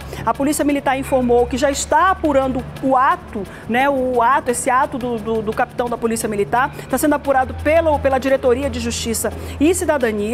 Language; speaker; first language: Portuguese; native; Portuguese